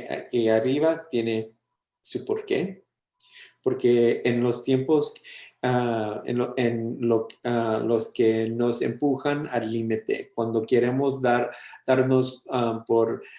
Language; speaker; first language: Spanish; early bilingual, heritage; English